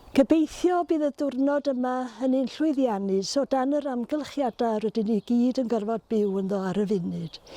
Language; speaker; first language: Welsh; native; Welsh